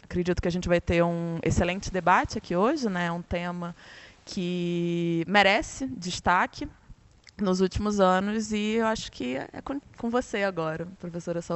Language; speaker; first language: Portuguese; native; Portuguese